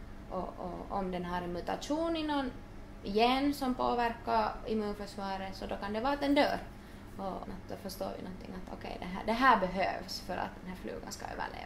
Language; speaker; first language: Swedish; non-native, local second language; Finnish